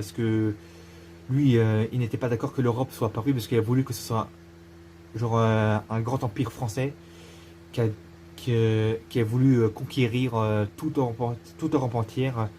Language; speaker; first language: French; native; French